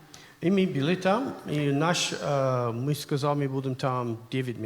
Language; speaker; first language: Russian; non-native, learner; English